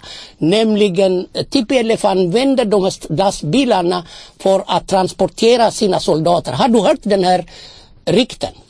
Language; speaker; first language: Swedish; non-native, fluent; Amharic